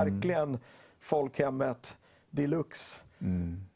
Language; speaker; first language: Swedish; native; Swedish